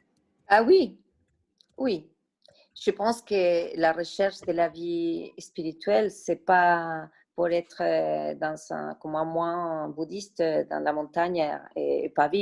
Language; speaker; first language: French; non-native, fluent; Spanish